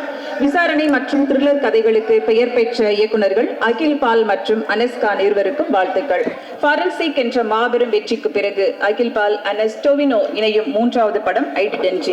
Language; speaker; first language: Tamil; native; Tamil